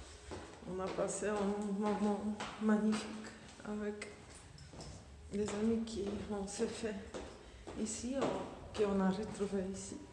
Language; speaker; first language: French; non-native, fluent; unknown